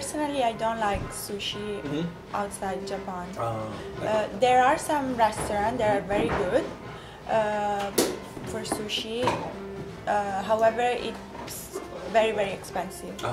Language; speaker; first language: English; non-native, fluent; Italian